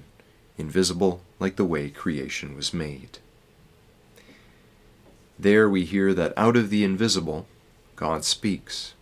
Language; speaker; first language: English; native; English